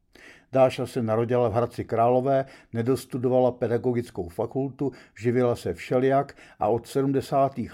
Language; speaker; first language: Czech; native; Czech